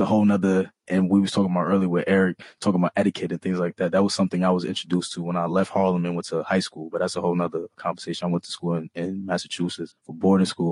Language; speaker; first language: English; early bilingual, other home language; Bambara